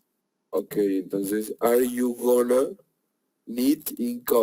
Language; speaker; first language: English; non-native, learner; Spanish